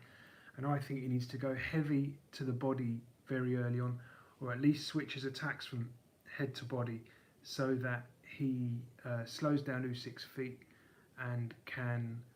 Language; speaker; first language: English; native; English